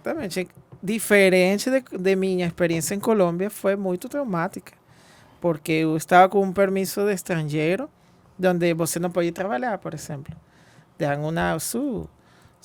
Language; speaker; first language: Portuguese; non-native, fluent; Spanish